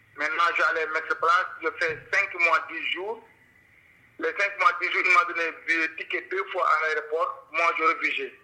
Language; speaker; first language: French; non-native, local second language; Wolof